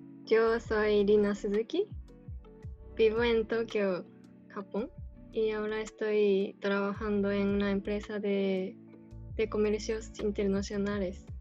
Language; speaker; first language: Spanish; non-native, fluent; Japanese